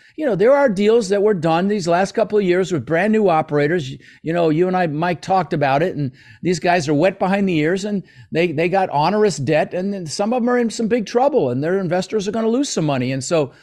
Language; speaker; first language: English; early bilingual, other home language; Dutch